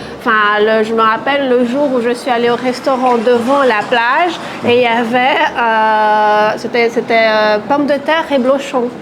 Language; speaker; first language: French; non-native, fluent; Portuguese